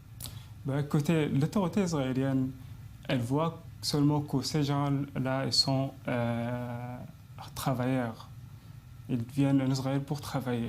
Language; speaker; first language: French; non-native, fluent; Arabic